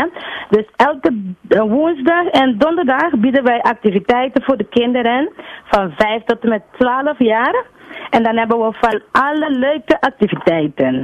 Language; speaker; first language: Dutch; non-native, local second language; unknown